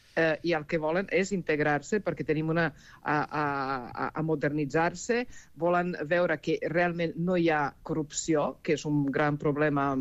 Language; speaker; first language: Catalan; non-native, fluent; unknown